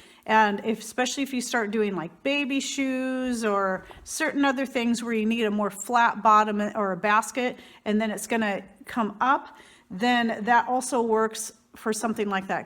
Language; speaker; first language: English; native; English